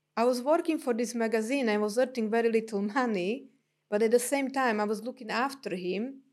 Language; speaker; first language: English; non-native, fluent; Slovak